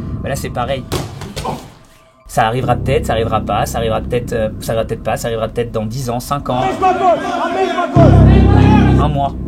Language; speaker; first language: French; native; French